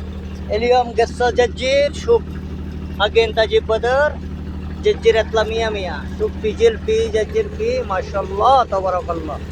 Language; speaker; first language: Arabic; non-native, learner; Bangla